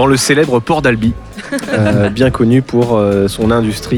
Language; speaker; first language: French; native; French